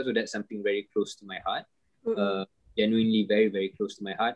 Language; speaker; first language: English; non-native, local second language; Malay